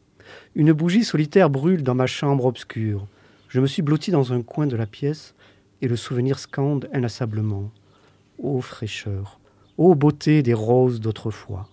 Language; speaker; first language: French; native; French